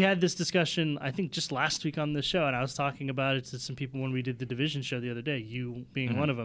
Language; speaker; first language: English; native; English